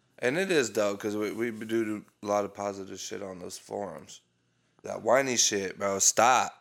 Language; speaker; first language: English; native; English